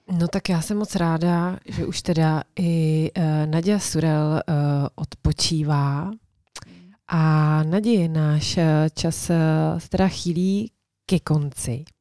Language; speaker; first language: Czech; native; Czech